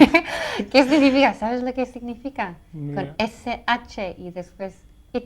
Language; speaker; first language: Spanish; non-native, fluent; English